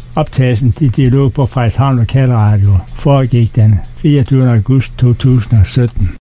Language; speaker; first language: Danish; native; Danish